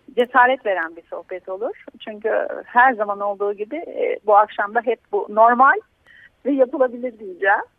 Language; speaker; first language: Turkish; native; Turkish